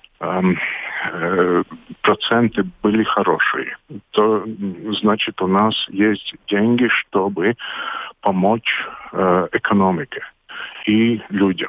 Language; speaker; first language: Russian; non-native, local second language; Latvian